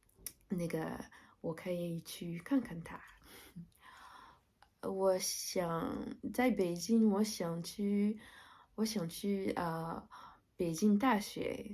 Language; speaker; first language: Chinese; non-native, learner; French